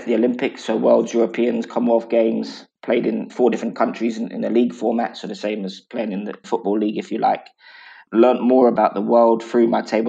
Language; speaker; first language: English; native; English